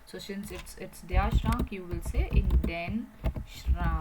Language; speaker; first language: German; non-native, fluent; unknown